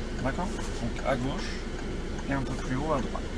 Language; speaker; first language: French; native; French